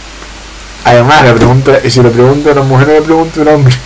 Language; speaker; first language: Spanish; native; Spanish